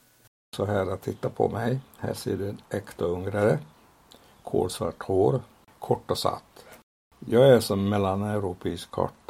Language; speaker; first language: Swedish; non-native, fluent; Hungarian